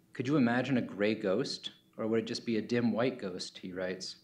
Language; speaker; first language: English; native; English